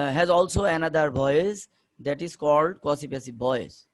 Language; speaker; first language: English; non-native, local second language; Bangla